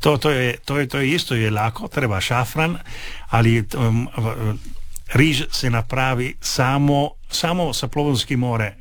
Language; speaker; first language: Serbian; non-native, fluent; Italian